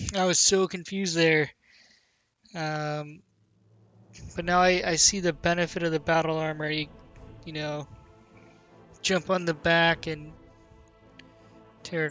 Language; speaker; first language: English; native; English